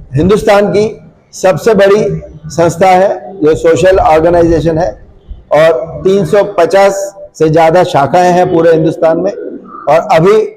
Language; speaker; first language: Hindi; non-native, local second language; Sindhi